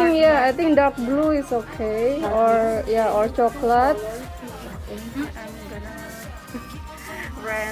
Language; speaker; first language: English; non-native, learner; Indonesian